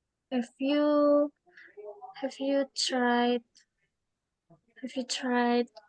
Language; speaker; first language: English; non-native, learner; Indonesian